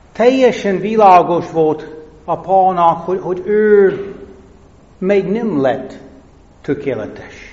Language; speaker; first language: Hungarian; non-native, fluent; English